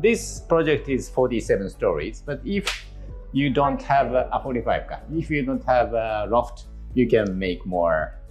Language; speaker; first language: English; non-native, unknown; Japanese